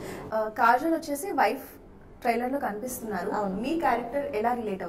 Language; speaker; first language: Telugu; native; Telugu